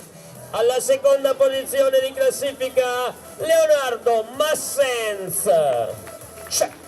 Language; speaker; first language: Italian; native; Italian